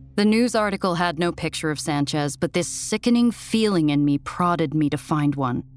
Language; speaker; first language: English; native; English